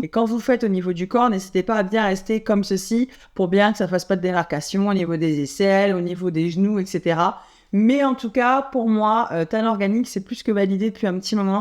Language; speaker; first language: French; native; French